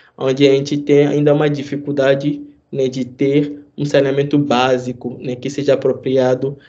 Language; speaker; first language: Portuguese; non-native, fluent; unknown